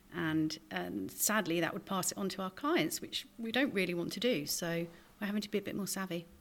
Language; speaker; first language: English; native; English